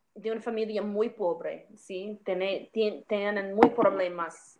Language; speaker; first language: Spanish; non-native, learner; English